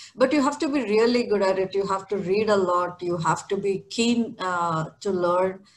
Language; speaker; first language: English; non-native, local second language; Kannada